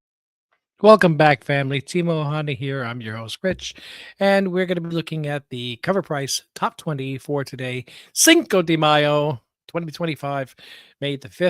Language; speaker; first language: English; native; English